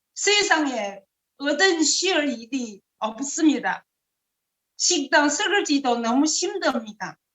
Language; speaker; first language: Korean; non-native, learner; Chinese